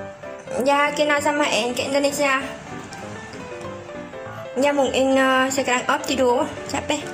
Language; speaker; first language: Indonesian; non-native, learner; Vietnamese